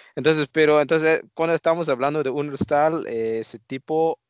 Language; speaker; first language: Spanish; non-native, fluent; Dutch